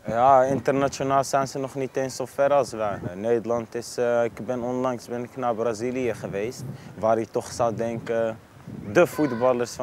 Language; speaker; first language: Dutch; early bilingual, other home language; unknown